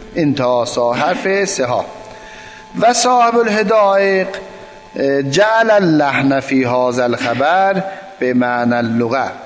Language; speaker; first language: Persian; non-native, local second language; Azerbaijani